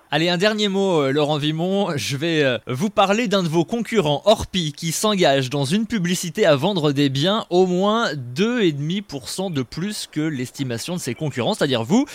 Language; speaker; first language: French; native; French